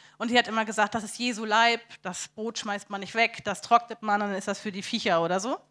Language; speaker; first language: German; native; German